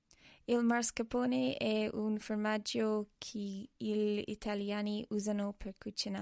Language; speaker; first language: Italian; non-native, learner; English